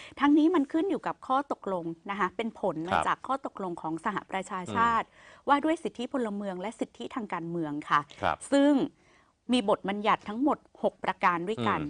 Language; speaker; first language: Thai; native; Thai